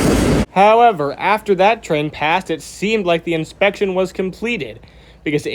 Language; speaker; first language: English; native; English